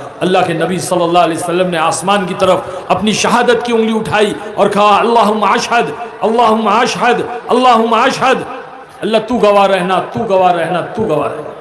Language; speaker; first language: Urdu; native; Urdu